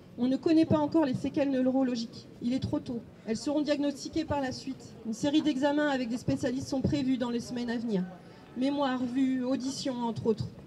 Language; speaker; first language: French; native; French